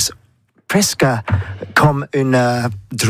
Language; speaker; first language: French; non-native, learner; English